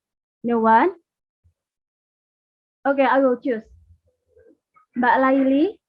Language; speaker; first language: English; non-native, learner; Indonesian